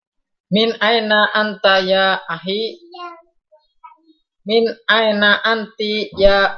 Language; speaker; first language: Arabic; non-native, learner; Indonesian